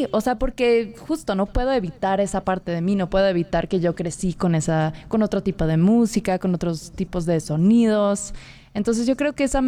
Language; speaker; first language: Spanish; non-native, fluent; Swedish